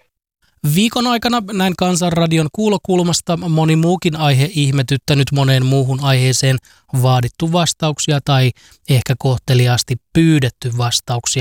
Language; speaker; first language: Finnish; native; Finnish